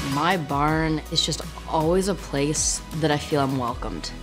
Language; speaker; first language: English; native; English